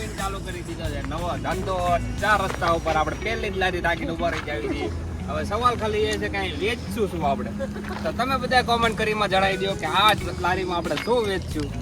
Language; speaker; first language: Gujarati; native; Gujarati